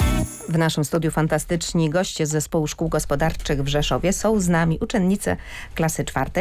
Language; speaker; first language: Polish; native; Polish